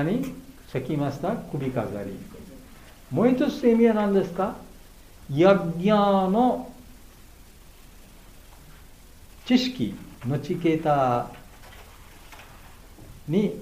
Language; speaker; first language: Japanese; non-native, learner; Bangla